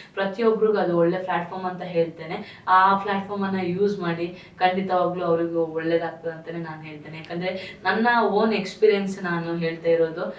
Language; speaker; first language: Kannada; non-native, local second language; Tulu